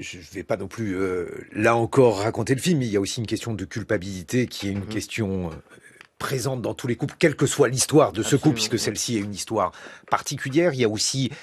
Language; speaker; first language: French; native; French